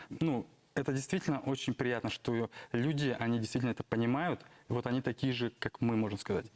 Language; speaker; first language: Russian; native; Russian